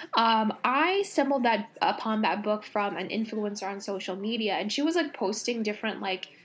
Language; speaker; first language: English; native; English